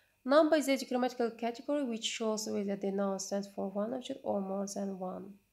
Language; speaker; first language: English; non-native, fluent; Azerbaijani